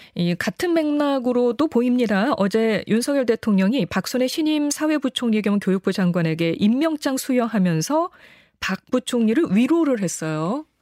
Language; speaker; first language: Korean; native; Korean